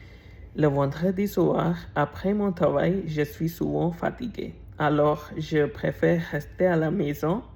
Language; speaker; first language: French; non-native, learner; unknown